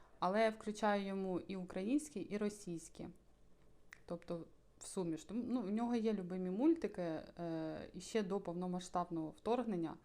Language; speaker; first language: Ukrainian; native; Ukrainian